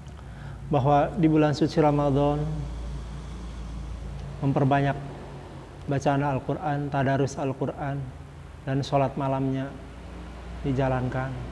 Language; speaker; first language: Indonesian; native; Indonesian